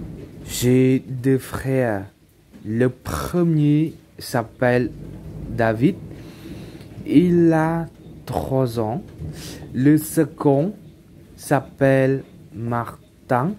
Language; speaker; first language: French; non-native, learner; Khmer